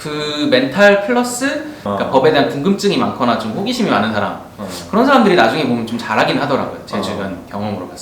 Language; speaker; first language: Korean; native; Korean